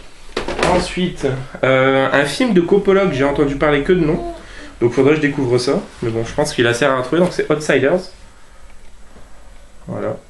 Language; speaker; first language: French; native; French